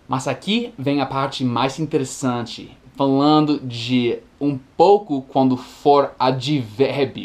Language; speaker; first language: Portuguese; non-native, fluent; English